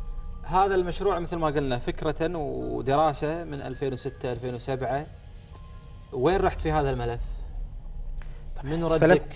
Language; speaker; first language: Arabic; native; Arabic